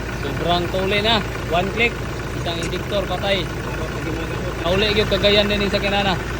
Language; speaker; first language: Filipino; non-native, local second language; Cebuano